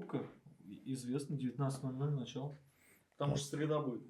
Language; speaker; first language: Russian; native; Russian